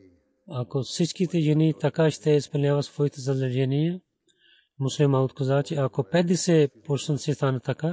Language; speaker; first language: Bulgarian; non-native, learner; Urdu